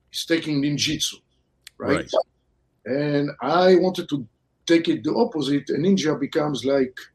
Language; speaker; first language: English; non-native, fluent; Hebrew